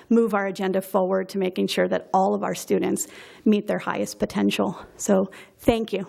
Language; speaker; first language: English; native; English